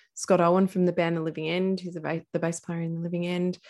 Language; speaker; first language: English; native; English